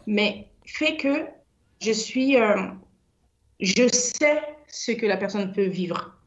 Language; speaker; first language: French; native; French